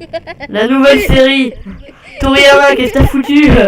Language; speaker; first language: French; native; French